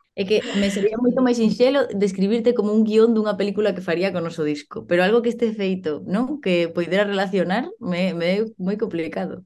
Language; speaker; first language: Galician; non-native, local second language; Spanish